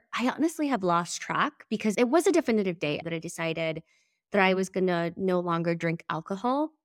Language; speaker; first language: English; early bilingual, other home language; Spanish